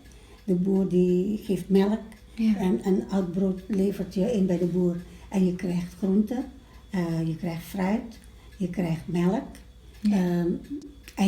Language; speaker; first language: Dutch; early bilingual, other home language; Malay